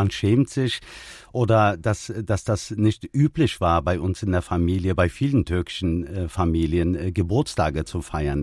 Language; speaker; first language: German; early bilingual, other home language; Turkish